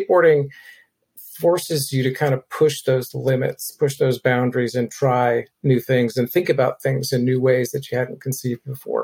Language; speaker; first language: English; native; English